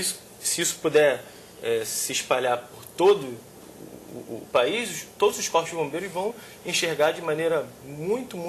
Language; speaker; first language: Portuguese; native; Portuguese